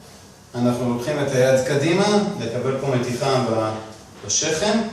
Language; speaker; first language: Hebrew; native; Hebrew